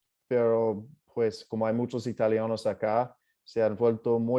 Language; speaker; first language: Spanish; non-native, fluent; English